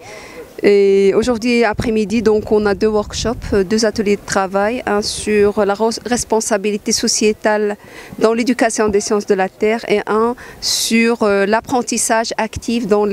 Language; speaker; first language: French; non-native, local second language; Arabic